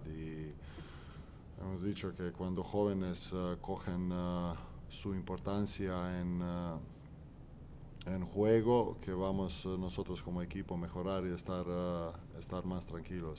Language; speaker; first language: Spanish; non-native, fluent; Croatian